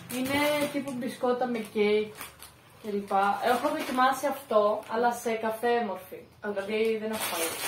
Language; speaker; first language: Greek; early bilingual, other home language; Russian